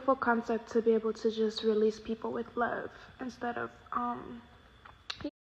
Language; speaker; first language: English; early bilingual, other home language; Spanish